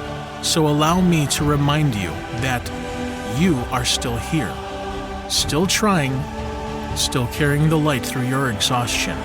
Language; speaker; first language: English; native; English